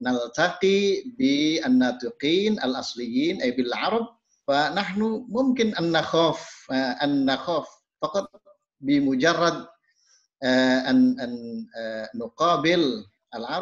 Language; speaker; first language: Arabic; non-native, fluent; Indonesian